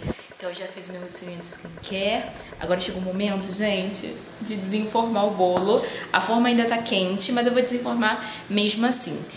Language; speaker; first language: Portuguese; native; Portuguese